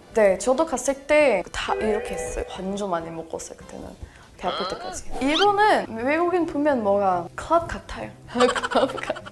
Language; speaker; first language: Korean; non-native, learner; English